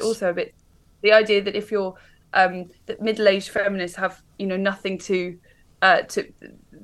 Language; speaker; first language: English; native; English